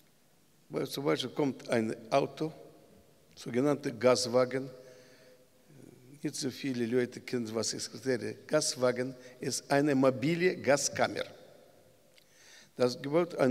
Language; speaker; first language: German; non-native, learner; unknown